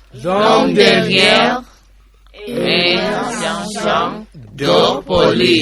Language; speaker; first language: French; non-native, learner; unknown